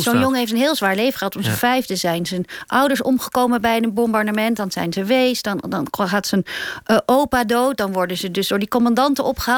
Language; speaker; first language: Dutch; native; Dutch